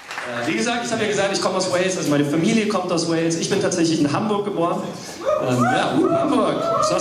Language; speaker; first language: German; early bilingual, other home language; English